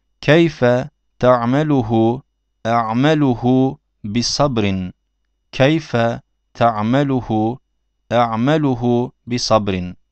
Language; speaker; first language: Arabic; non-native, fluent; Turkish